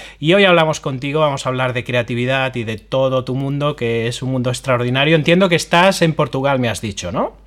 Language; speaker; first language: Spanish; non-native, local second language; Catalan